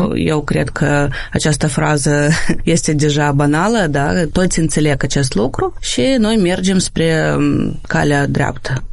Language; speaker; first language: Romanian; non-native, local second language; Russian